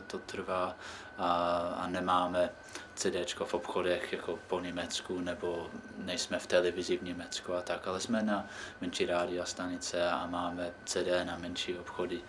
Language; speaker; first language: Czech; non-native, fluent; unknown